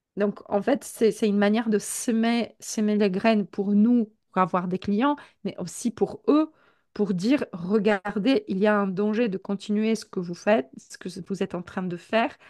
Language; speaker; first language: French; non-native, fluent; Polish